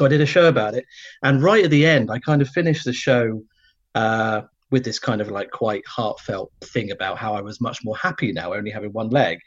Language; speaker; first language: English; native; English